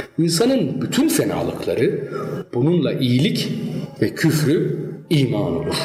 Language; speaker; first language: Turkish; early bilingual, heritage; Turkish